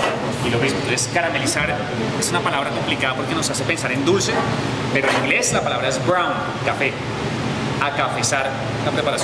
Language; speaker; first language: Spanish; native; Spanish